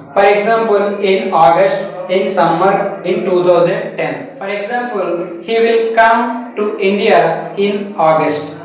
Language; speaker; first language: English; non-native, local second language; Telugu